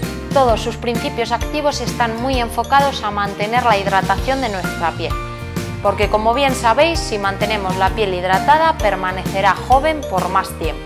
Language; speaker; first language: Spanish; native; Spanish